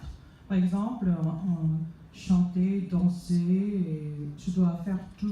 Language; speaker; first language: French; non-native, fluent; Korean